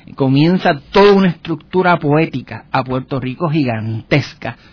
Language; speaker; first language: Spanish; native; Spanish